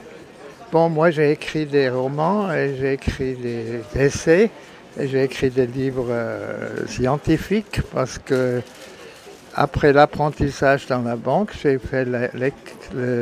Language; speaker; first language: French; non-native, local second language; German